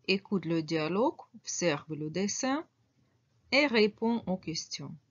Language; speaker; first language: French; non-native, fluent; Ukrainian